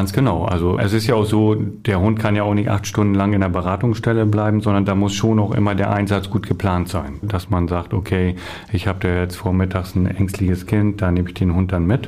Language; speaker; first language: German; native; German